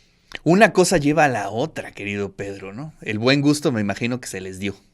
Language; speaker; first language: Spanish; native; Spanish